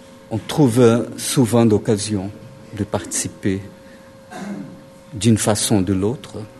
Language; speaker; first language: French; non-native, fluent; Portuguese